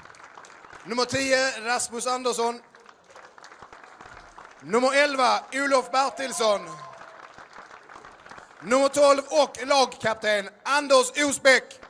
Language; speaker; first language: Swedish; native; Swedish